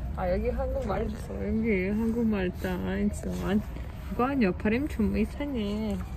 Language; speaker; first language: Korean; non-native, learner; Russian